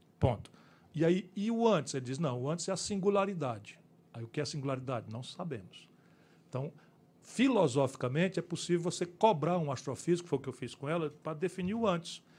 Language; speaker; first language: Portuguese; native; Portuguese